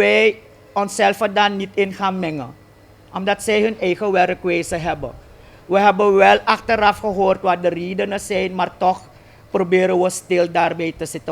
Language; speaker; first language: Dutch; native; Dutch